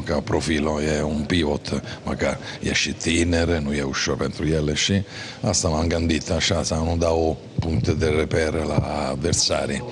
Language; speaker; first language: Romanian; non-native, fluent; Italian